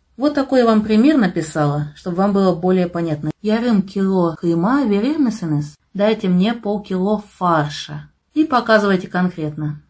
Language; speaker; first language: Russian; native; Russian